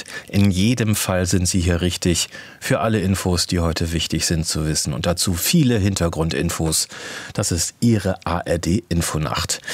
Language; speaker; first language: German; native; German